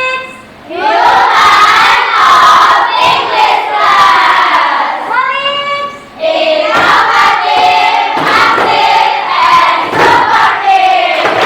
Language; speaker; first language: English; non-native, learner; Indonesian